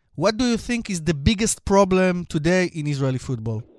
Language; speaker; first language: English; non-native, fluent; Hebrew